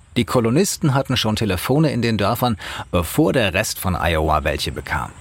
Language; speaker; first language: German; native; German